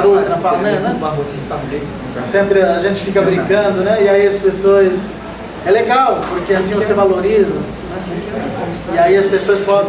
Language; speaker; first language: Portuguese; non-native, local second language; Guarani